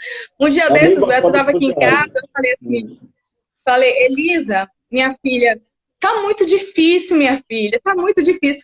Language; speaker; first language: Portuguese; native; Portuguese